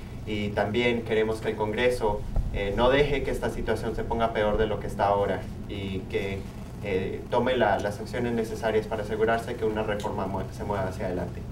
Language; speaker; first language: Spanish; early bilingual, heritage; Spanish